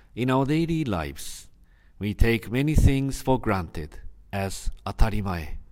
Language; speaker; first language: English; non-native, fluent; Japanese